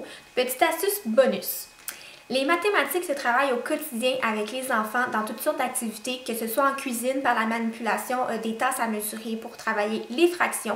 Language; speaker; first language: French; native; French